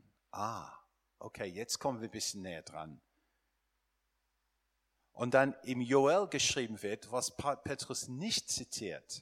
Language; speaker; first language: German; non-native, fluent; English